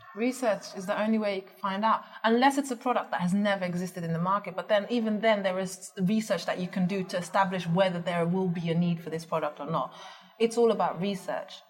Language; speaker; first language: English; early bilingual, other home language; Dutch